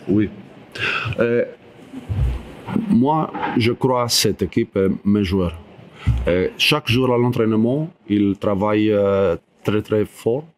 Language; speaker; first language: French; non-native, fluent; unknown